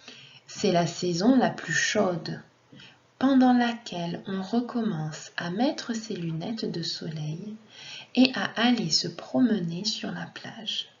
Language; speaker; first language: French; non-native, fluent; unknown